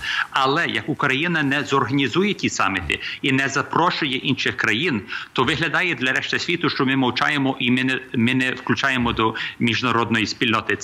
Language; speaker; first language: Ukrainian; early bilingual, heritage; Ukrainian